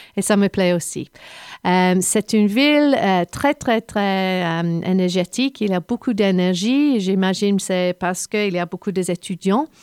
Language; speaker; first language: French; non-native, fluent; English